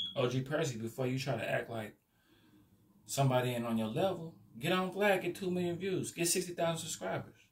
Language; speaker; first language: English; native; English